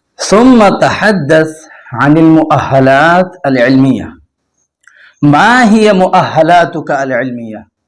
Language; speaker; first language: Arabic; non-native, fluent; Urdu